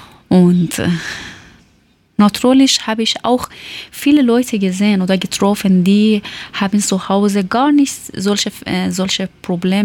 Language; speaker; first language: German; non-native, learner; Persian